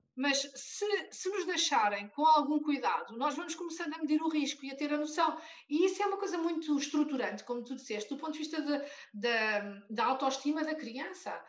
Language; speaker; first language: Portuguese; native; Portuguese